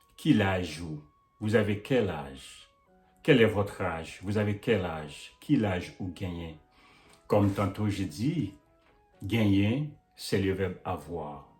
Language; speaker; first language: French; non-native, local second language; Haitian Creole